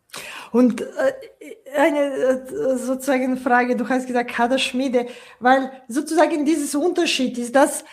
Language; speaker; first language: German; non-native, fluent; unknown